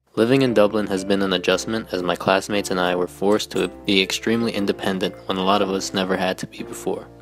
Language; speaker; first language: English; native; English